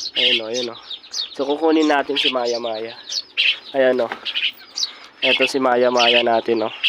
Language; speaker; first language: Filipino; native; Filipino